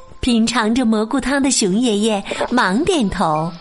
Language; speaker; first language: Chinese; native; Chinese